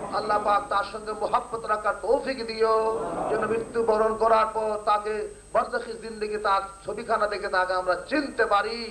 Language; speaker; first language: Bangla; non-native, fluent; Urdu